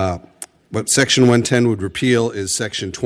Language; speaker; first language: English; native; English